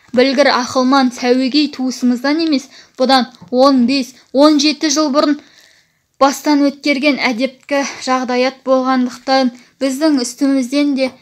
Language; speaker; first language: Kazakh; native; Kazakh